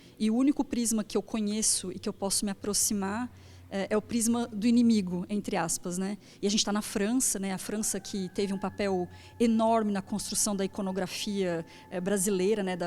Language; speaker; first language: Portuguese; native; Portuguese